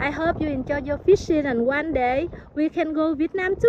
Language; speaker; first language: English; non-native, local second language; Vietnamese